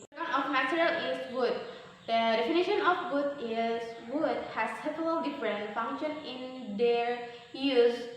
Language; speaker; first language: English; non-native, learner; Indonesian